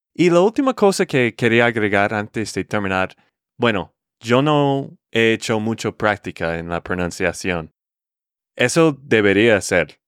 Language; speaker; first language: Spanish; non-native, learner; English